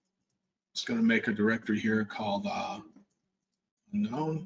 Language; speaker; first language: English; native; English